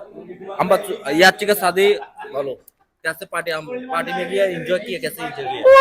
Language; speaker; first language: Hindi; non-native, learner; Bangla